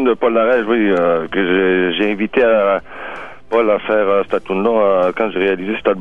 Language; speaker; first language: French; native; French